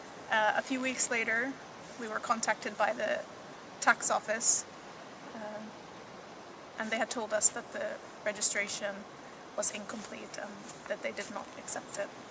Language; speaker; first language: English; early bilingual, other home language; Arabic